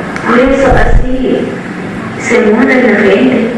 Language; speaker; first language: Spanish; non-native, local second language; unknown